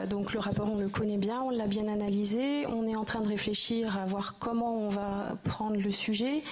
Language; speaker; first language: French; native; French